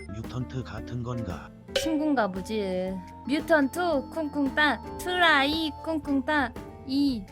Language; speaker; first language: Korean; native; Korean